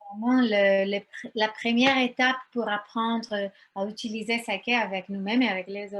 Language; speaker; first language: French; non-native, fluent; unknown